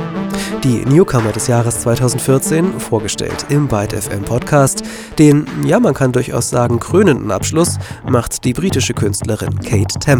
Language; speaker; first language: German; native; German